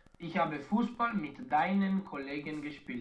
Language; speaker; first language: German; non-native, learner; Romanian